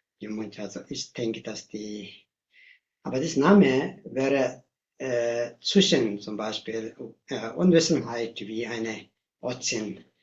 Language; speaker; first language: German; non-native, learner; Tibetan